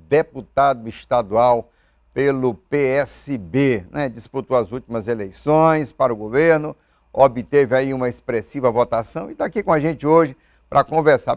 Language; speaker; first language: Portuguese; native; Portuguese